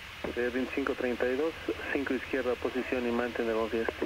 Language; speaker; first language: Spanish; native; Spanish